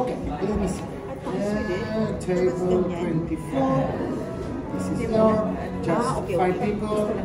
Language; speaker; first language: English; non-native, learner; Italian